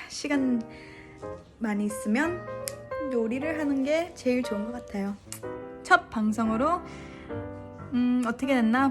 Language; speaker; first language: Korean; early bilingual, heritage; Korean